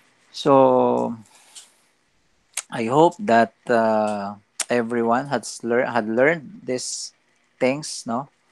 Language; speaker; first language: English; non-native, local second language; Filipino